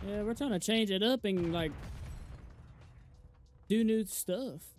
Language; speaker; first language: English; native; English